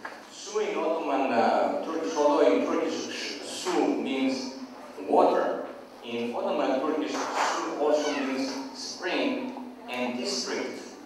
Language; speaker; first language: English; non-native, fluent; Greek